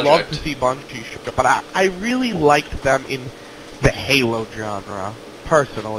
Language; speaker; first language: English; native; English